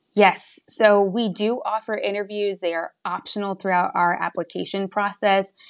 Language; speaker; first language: English; native; English